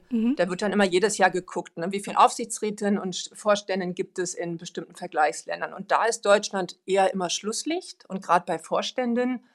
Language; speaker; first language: German; non-native, fluent; Swedish